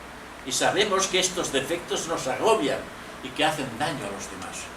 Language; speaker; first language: Spanish; native; Spanish